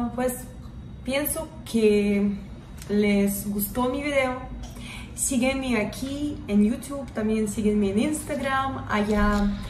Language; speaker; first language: Spanish; non-native, fluent; Russian